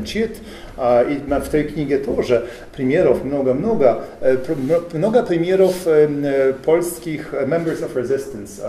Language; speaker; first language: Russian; non-native, learner; Polish